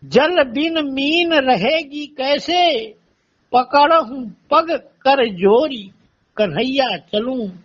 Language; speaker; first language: Hindi; native; Hindi